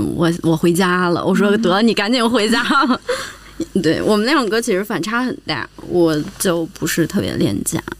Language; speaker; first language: Chinese; native; Chinese